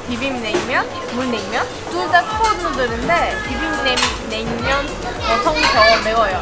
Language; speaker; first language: Korean; non-native, fluent; Turkish